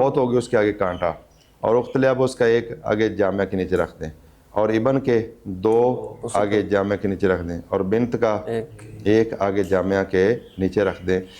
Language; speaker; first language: Urdu; non-native, local second language; Punjabi